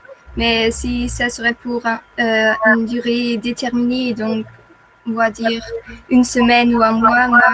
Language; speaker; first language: French; non-native, fluent; German